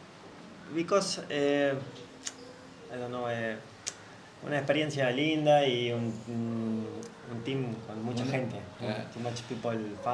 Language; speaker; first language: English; non-native, learner; Spanish